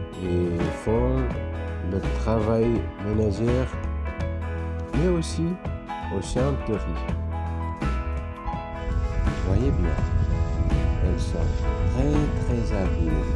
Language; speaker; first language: French; non-native, fluent; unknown